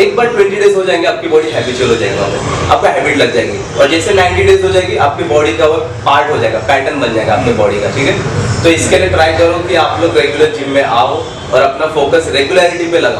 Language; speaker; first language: Hindi; native; Hindi